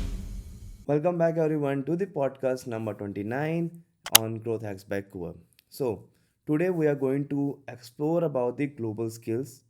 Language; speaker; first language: English; non-native, local second language; Hindi